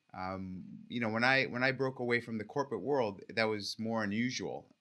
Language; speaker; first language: English; native; English